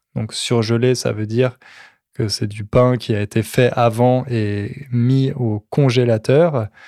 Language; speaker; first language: French; native; French